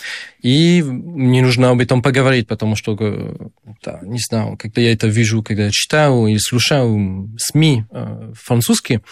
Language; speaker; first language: Russian; non-native, fluent; French